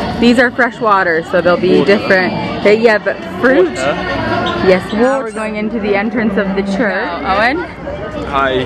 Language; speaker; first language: English; early bilingual, heritage; English